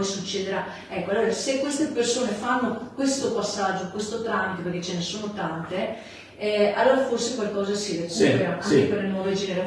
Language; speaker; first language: Italian; native; Italian